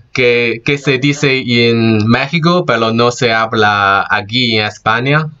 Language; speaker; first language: Spanish; non-native, learner; Chinese